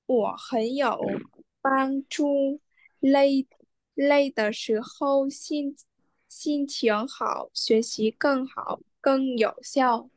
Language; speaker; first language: Chinese; non-native, learner; Vietnamese